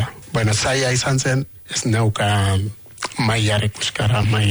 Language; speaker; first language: Basque; non-native, learner; Wolof